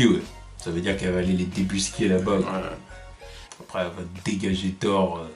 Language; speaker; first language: French; native; French